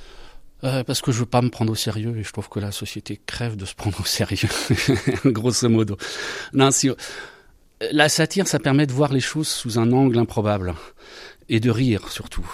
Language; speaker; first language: French; native; French